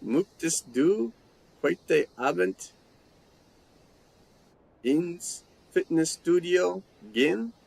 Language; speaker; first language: German; non-native, learner; English